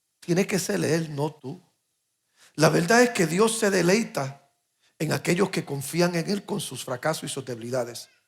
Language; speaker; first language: Spanish; early bilingual, heritage; English